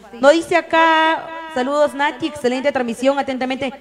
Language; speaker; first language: Spanish; native; Spanish